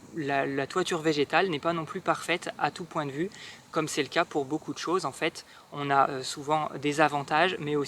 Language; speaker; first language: French; native; French